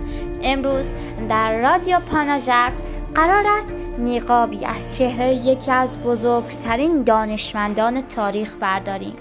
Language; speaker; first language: Persian; native; Persian